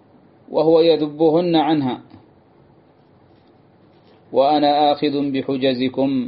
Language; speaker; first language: Arabic; native; Arabic